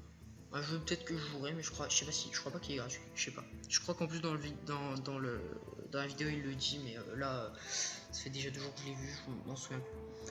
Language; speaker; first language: French; native; French